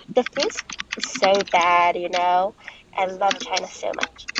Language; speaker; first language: English; non-native, fluent; Chinese